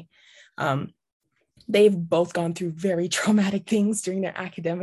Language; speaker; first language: English; native; English